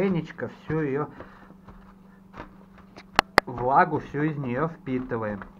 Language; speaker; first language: Russian; native; Russian